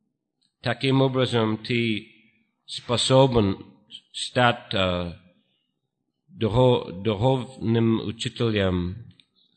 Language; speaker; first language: Russian; non-native, fluent; English